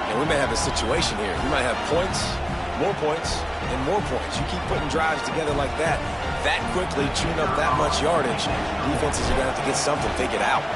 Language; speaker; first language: English; native; English